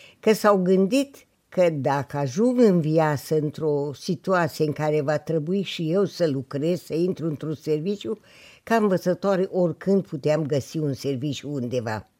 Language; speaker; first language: Romanian; non-native, local second language; Hungarian